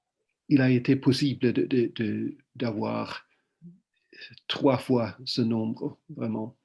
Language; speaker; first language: French; non-native, fluent; Swedish